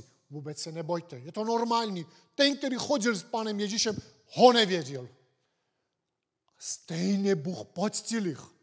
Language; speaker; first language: Czech; non-native, fluent; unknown